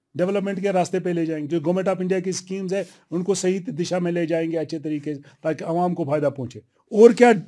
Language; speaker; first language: Hindi; non-native, local second language; Kashmiri